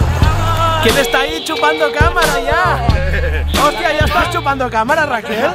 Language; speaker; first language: Spanish; native; Spanish